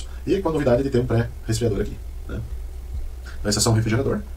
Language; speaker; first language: Portuguese; native; Portuguese